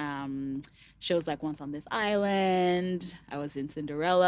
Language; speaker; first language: English; non-native, local second language; Yoruba